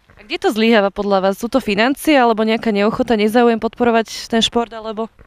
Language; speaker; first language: Slovak; native; Slovak